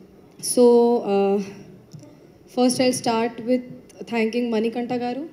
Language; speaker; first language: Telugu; non-native, learner; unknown